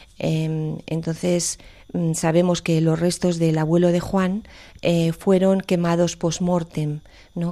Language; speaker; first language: Spanish; native; Spanish